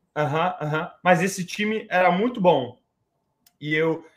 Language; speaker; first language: Portuguese; early bilingual, heritage; English